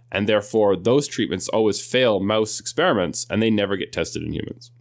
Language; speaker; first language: English; native; English